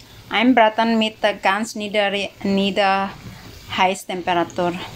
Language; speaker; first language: English; non-native, learner; Indonesian